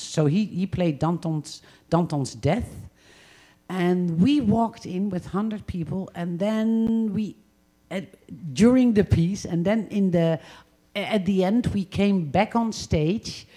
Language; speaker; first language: English; non-native, fluent; Dutch